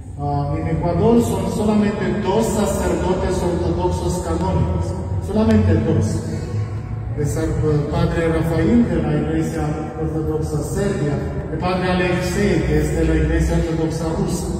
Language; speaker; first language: Spanish; non-native, learner; Romanian